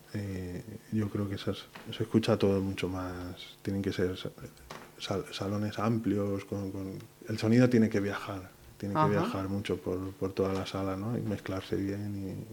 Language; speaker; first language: Spanish; native; Spanish